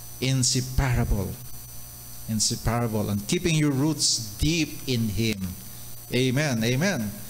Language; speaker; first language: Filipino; non-native, local second language; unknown